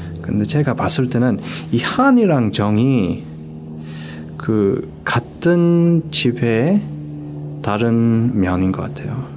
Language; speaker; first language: Korean; non-native, fluent; English